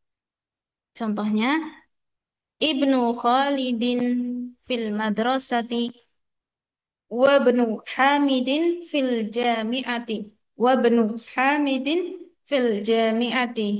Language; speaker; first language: Arabic; non-native, fluent; Indonesian